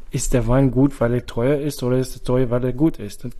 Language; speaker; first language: German; non-native, fluent; French